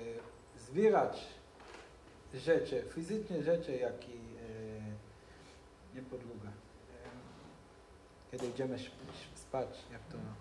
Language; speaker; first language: Polish; non-native, learner; Hebrew